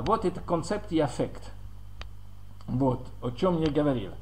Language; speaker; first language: Russian; non-native, learner; French